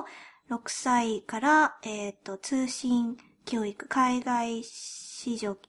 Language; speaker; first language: Japanese; early bilingual, heritage; Japanese